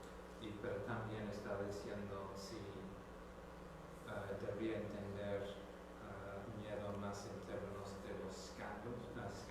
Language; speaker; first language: Spanish; non-native, fluent; English